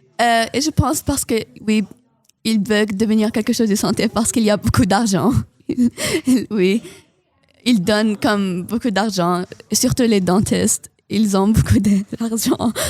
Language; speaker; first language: French; non-native, local second language; Arabic